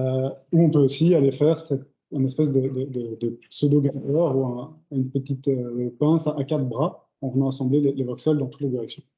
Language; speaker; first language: French; native; French